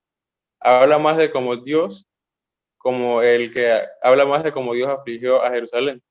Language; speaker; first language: Spanish; native; Spanish